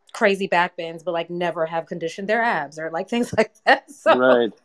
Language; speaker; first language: English; native; English